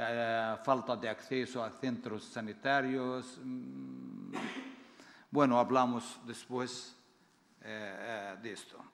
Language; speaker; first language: Spanish; non-native, fluent; Arabic